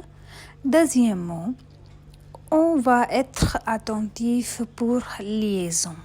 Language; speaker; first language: French; non-native, fluent; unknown